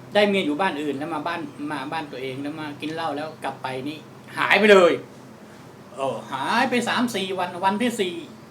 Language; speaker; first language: Thai; non-native, local second language; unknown